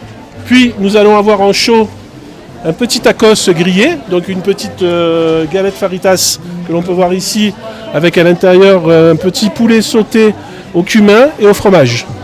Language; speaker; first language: French; native; French